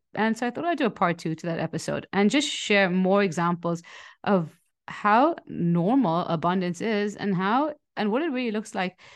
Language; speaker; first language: English; non-native, local second language; Hindi